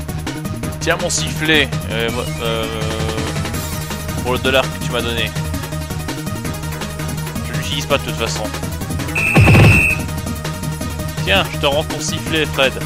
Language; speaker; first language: French; native; French